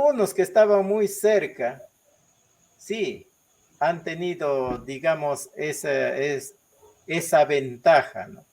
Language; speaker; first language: Spanish; non-native, local second language; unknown